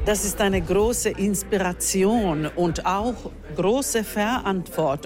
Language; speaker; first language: German; non-native, fluent; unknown